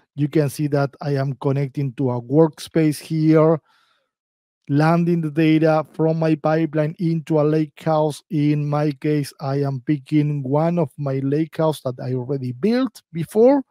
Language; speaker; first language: English; non-native, fluent; Spanish